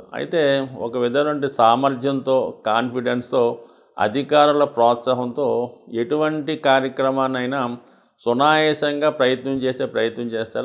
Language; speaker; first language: Telugu; native; Telugu